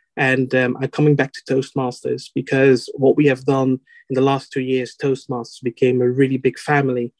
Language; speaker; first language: English; non-native, fluent; Dutch